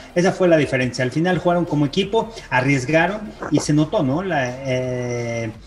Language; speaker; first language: Spanish; native; Spanish